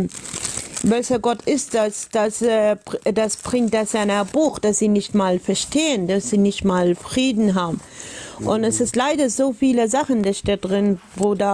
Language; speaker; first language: German; non-native, learner; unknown